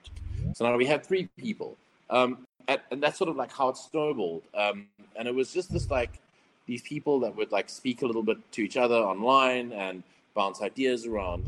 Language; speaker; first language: English; native; English